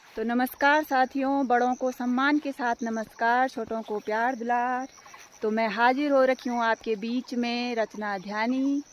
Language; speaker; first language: Hindi; non-native, local second language; Garhwali